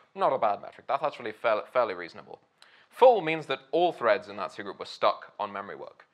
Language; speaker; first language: English; native; English